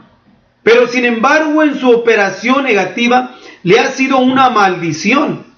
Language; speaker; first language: Spanish; native; Spanish